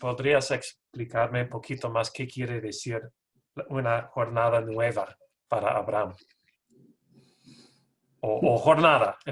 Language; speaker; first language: Spanish; non-native, learner; English